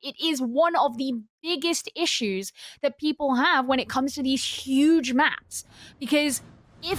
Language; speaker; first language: English; native; English